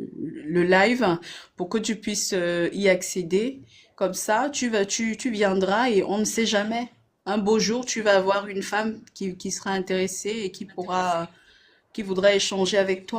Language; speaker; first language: French; native; French